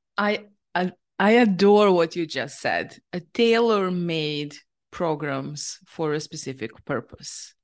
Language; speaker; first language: English; non-native, fluent; Serbian